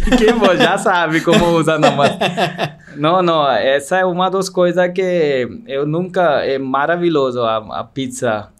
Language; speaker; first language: Portuguese; non-native, learner; Marathi